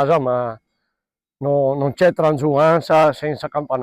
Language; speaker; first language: Italian; non-native, local second language; Venetian